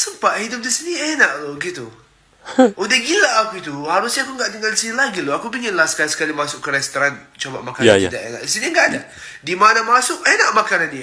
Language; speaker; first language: Indonesian; non-native, fluent; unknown